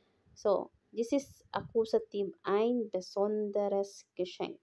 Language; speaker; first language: German; non-native, fluent; Filipino